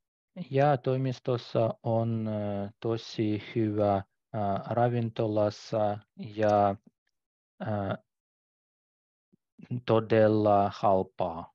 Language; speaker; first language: Finnish; non-native, learner; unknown